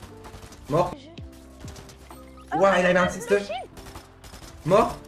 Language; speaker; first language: French; native; French